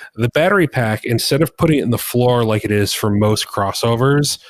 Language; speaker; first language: English; native; English